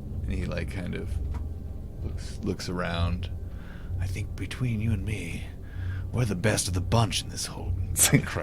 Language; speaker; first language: English; native; English